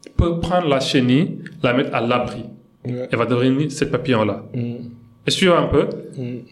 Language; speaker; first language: French; non-native, local second language; Wolof